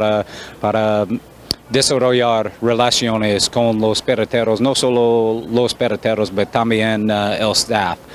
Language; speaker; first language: Spanish; non-native, fluent; English